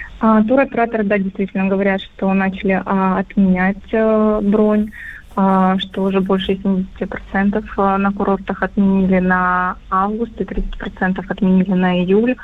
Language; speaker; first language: Russian; native; Russian